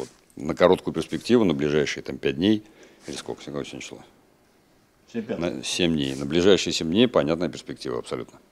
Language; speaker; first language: Russian; native; Russian